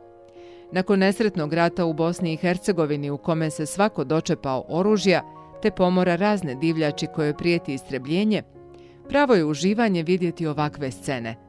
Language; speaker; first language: Bosnian; native; Bosnian